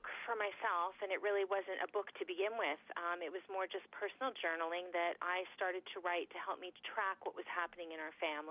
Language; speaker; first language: English; native; English